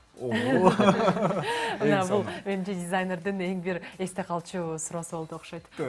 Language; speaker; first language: Kyrgyz; native; Kyrgyz